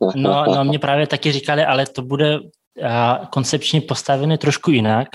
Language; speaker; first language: Czech; non-native, fluent; Russian